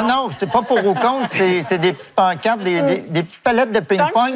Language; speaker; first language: French; native; French